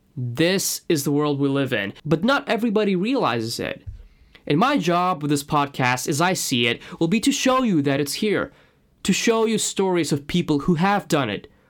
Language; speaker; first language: English; non-native, fluent; Russian